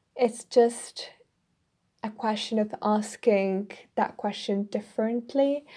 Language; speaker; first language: English; non-native, fluent; Italian